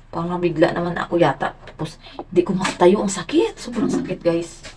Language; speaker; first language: Filipino; non-native, local second language; Hiligaynon